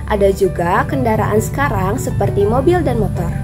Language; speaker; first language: Indonesian; native; Indonesian